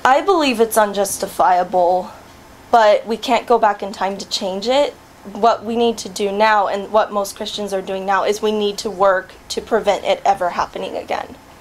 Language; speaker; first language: English; native; English